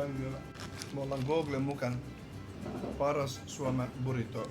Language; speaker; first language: Finnish; native; Finnish